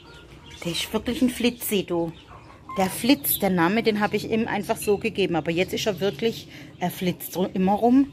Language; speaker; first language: German; native; German